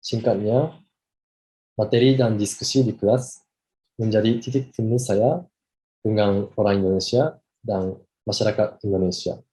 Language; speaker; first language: Indonesian; non-native, fluent; Japanese